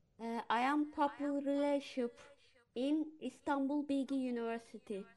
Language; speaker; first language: English; non-native, learner; Turkish